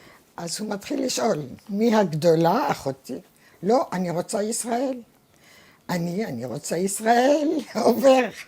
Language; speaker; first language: Hebrew; non-native, fluent; Arabic